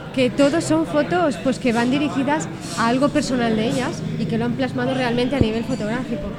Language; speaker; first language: Spanish; native; Spanish